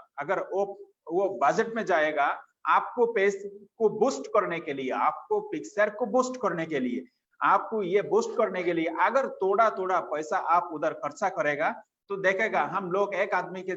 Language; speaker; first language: Hindi; non-native, fluent; Bangla